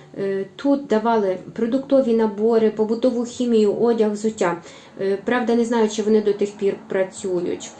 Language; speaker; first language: Ukrainian; native; Ukrainian